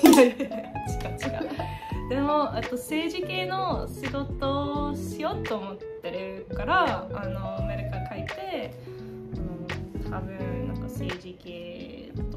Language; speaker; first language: Japanese; non-native, fluent; English